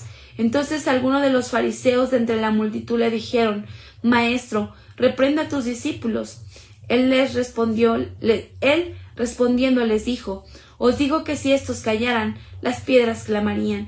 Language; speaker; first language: Spanish; native; Spanish